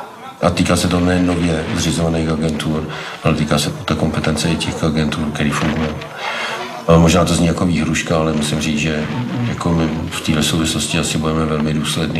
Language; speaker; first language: Czech; native; Czech